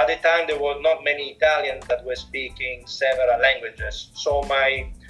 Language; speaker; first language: English; non-native, fluent; Italian